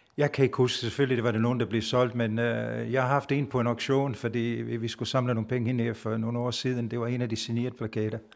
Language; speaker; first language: Danish; non-native, fluent; Italian